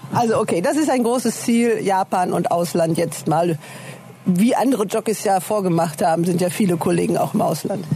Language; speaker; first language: German; native; German